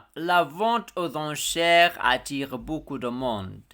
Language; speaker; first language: French; non-native, local second language; Arabic